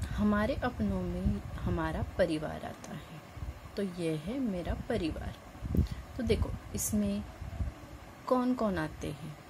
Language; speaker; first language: Hindi; non-native, local second language; Marathi